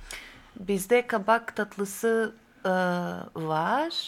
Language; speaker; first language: Turkish; non-native, learner; Greek